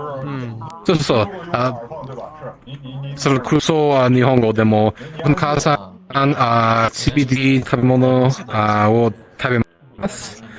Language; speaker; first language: Japanese; non-native, learner; Spanish